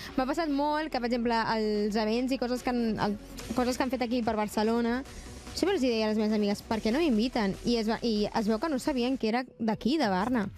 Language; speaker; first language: Catalan; native; Catalan